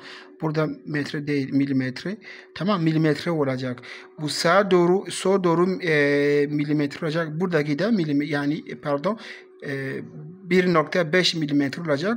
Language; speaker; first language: Turkish; non-native, learner; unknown